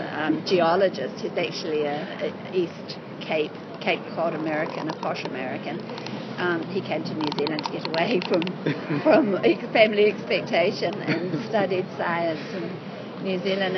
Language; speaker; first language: English; native; English